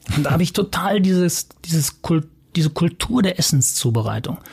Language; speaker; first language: German; native; German